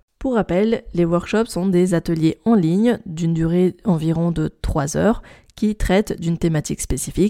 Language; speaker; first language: French; native; French